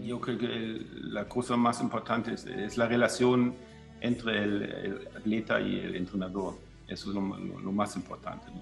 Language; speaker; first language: Spanish; non-native, fluent; German